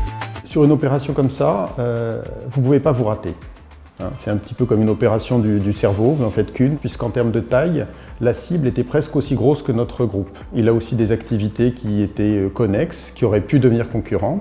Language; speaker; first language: French; native; French